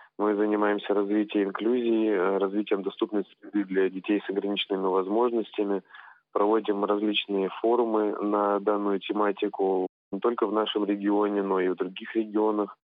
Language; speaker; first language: Russian; native; Russian